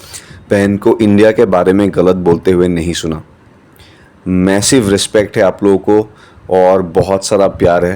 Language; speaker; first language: Hindi; non-native, local second language; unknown